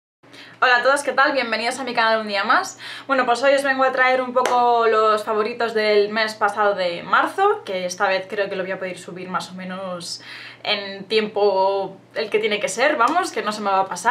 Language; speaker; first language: Spanish; native; Spanish